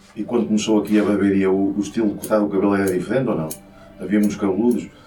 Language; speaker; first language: Portuguese; native; Portuguese